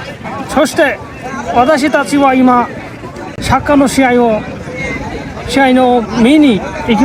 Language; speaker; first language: Japanese; non-native, learner; Bangla